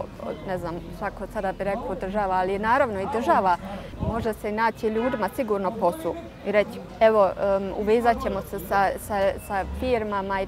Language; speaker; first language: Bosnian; early bilingual, heritage; Bosnian